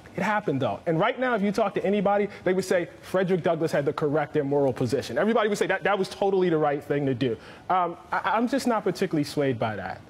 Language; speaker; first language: English; native; English